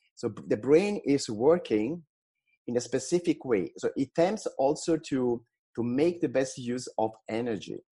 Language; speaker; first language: English; non-native, fluent; Italian